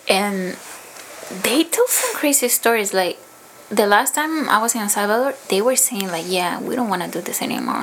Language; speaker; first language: English; non-native, fluent; Spanish